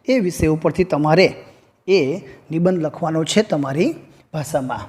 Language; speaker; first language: Hindi; non-native, local second language; Gujarati